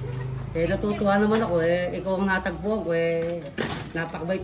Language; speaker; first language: Filipino; native; Filipino